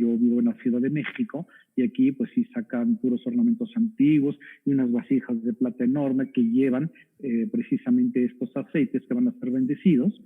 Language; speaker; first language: Spanish; native; Spanish